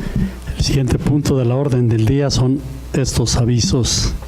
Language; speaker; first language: Spanish; native; Spanish